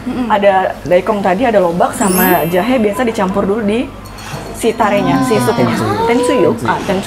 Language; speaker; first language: Indonesian; native; Indonesian